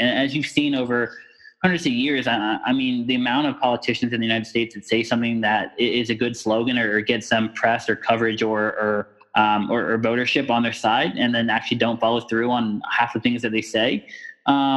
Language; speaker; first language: English; native; English